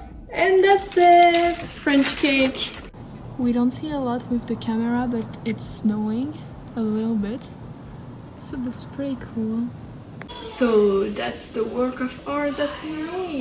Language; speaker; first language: English; non-native, learner; French